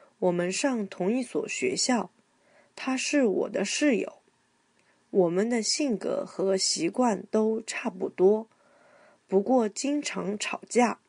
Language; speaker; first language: Chinese; non-native, fluent; Korean